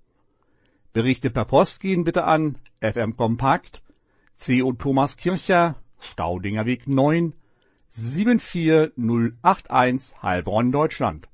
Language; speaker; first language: German; native; German